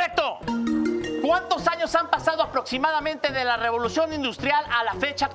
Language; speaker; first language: Spanish; native; Spanish